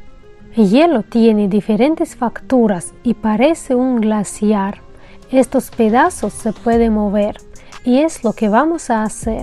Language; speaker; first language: Spanish; non-native, fluent; Russian